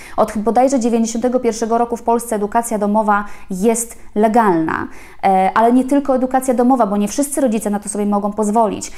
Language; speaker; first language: Polish; native; Polish